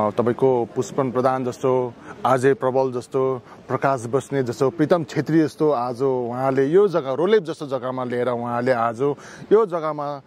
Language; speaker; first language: Nepali; native; Nepali